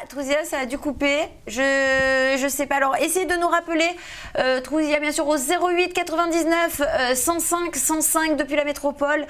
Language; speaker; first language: French; native; French